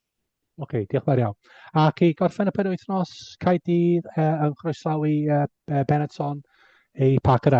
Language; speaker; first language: Welsh; non-native, fluent; English